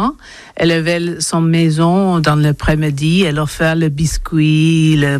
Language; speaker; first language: French; non-native, learner; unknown